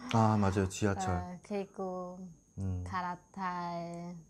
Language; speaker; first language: Korean; non-native, learner; Khmer